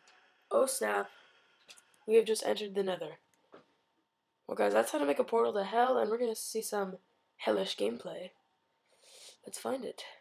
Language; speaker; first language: English; native; English